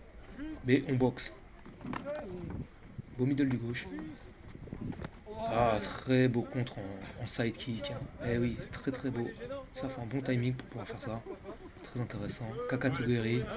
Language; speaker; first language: French; native; French